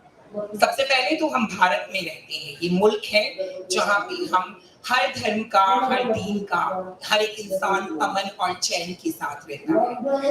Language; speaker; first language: Hindi; native; Hindi